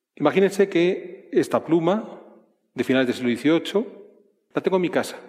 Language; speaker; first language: Spanish; native; Spanish